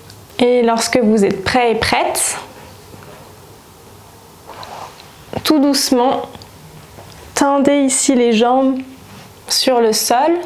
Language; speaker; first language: French; native; French